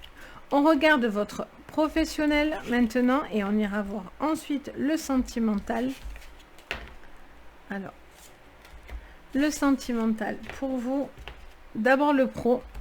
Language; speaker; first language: French; native; French